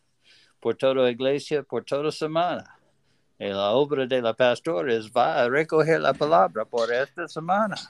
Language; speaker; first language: Spanish; non-native, learner; English